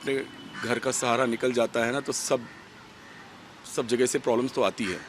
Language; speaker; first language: Hindi; native; Hindi